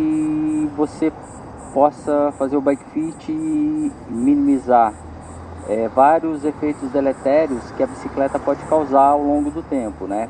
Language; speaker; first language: Portuguese; native; Portuguese